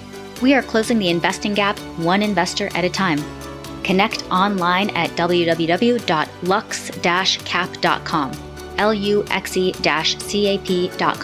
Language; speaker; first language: English; native; English